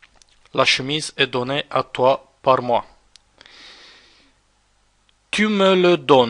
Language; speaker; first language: French; non-native, fluent; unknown